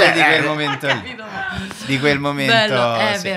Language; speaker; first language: Italian; native; Italian